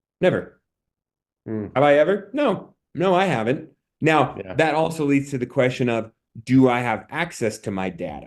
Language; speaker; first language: English; native; English